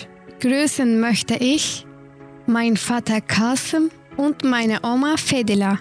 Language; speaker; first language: German; non-native, learner; Turkish